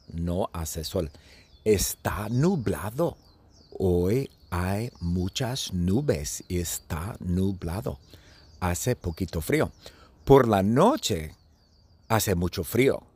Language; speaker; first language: Spanish; early bilingual, heritage; Spanish